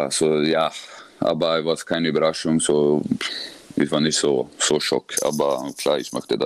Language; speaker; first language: German; non-native, learner; Swedish